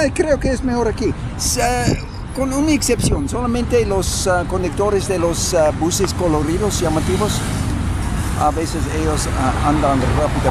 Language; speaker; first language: Spanish; non-native, fluent; English